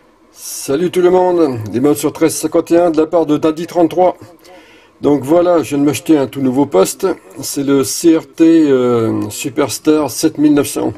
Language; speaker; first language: French; native; French